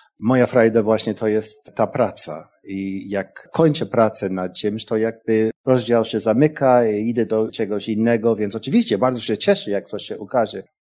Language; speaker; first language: Polish; non-native, fluent; English